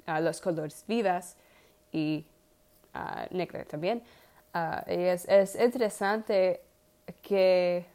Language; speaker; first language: Spanish; non-native, learner; English